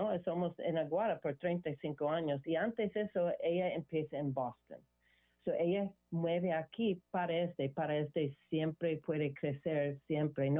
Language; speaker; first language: Spanish; non-native, learner; English